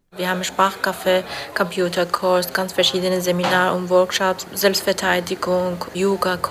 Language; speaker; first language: German; non-native, fluent; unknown